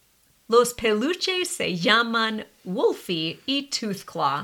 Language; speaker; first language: Spanish; non-native, fluent; English